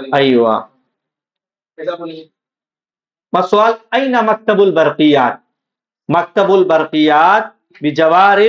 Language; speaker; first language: Arabic; non-native, fluent; Urdu